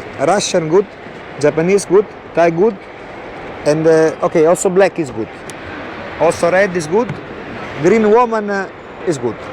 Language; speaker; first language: English; non-native, learner; Italian